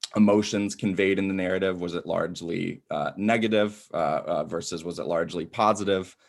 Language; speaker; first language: English; native; English